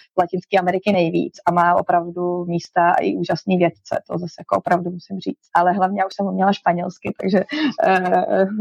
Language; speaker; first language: Czech; native; Czech